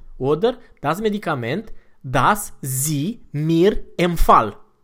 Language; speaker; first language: German; non-native, fluent; Romanian